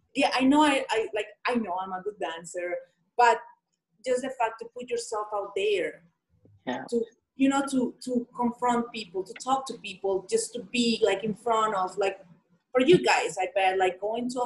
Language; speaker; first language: English; non-native, fluent; Spanish